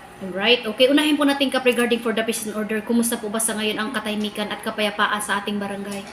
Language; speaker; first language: Filipino; native; Filipino